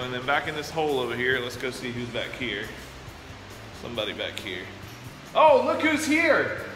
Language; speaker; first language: English; native; English